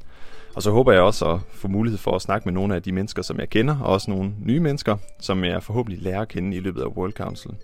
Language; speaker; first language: Danish; native; Danish